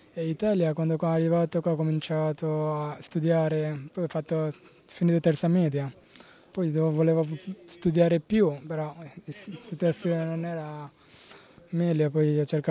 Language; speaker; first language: Italian; non-native, learner; Bangla